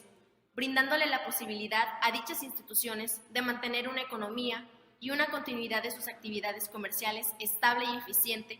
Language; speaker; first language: Spanish; native; Spanish